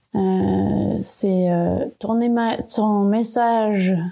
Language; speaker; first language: French; non-native, fluent; Swedish